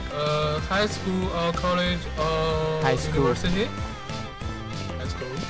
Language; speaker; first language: English; non-native, learner; Chinese